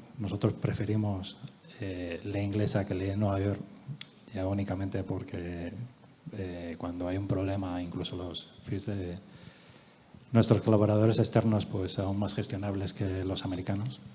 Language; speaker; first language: Spanish; native; Spanish